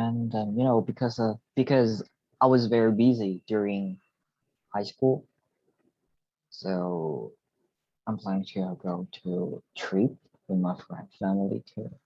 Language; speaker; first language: English; non-native, learner; Korean